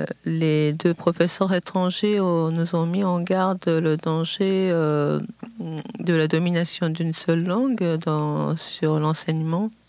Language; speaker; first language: French; non-native, fluent; Japanese